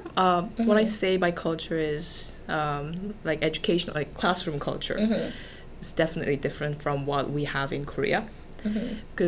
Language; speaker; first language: English; non-native, fluent; Korean